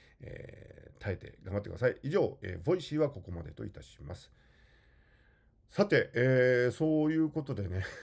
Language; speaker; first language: Japanese; native; Japanese